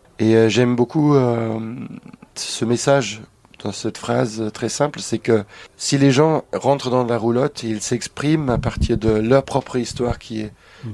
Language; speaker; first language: French; non-native, fluent; German